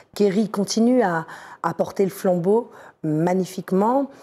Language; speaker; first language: French; native; French